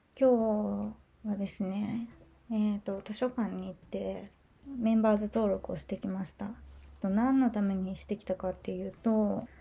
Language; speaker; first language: Japanese; native; Japanese